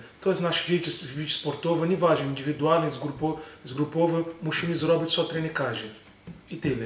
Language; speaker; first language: Polish; non-native, learner; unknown